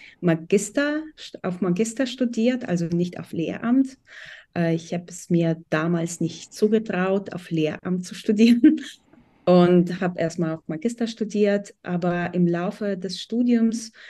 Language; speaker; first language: German; non-native, fluent; Russian